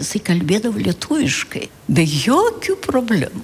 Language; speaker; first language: Lithuanian; early bilingual, heritage; Lithuanian